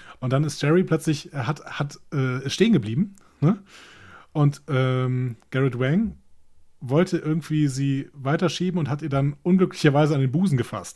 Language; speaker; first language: German; native; German